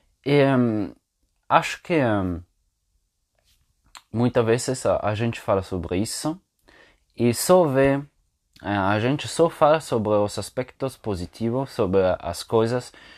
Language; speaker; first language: Portuguese; non-native, fluent; Italian